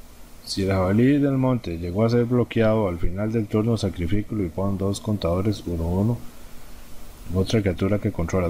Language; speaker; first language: Spanish; native; Spanish